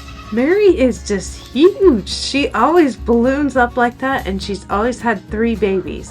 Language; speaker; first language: English; native; English